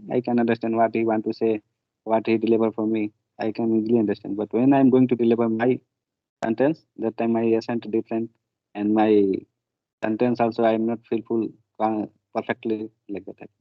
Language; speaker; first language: English; non-native, learner; Hindi